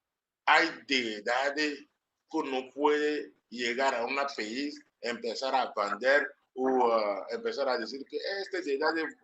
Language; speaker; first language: Spanish; non-native, learner; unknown